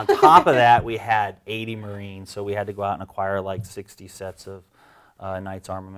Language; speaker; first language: English; native; English